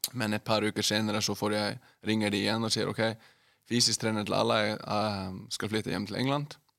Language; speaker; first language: Norwegian; non-native, fluent; Icelandic